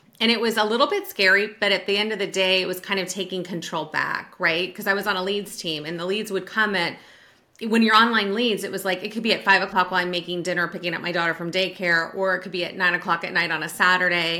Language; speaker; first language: English; native; English